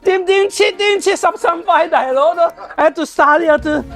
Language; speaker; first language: Cantonese; non-native, learner; Italian